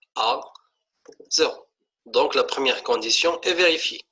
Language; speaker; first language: French; non-native, local second language; Arabic